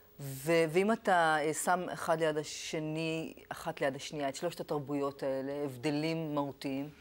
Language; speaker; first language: Hebrew; native; Hebrew